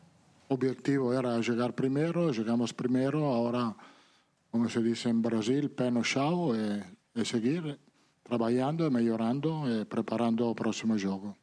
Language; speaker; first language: Portuguese; non-native, learner; Italian